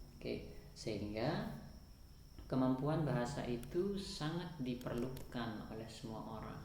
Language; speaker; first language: Indonesian; non-native, local second language; Sasak